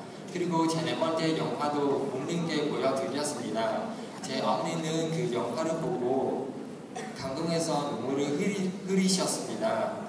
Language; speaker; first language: Korean; non-native, learner; Khmer